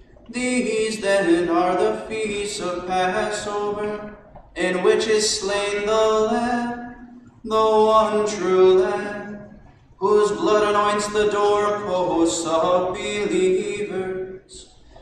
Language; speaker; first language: English; native; English